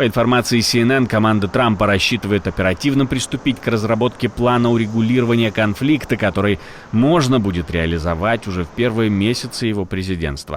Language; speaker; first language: Russian; native; Russian